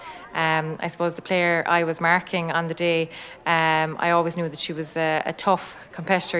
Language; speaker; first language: English; native; English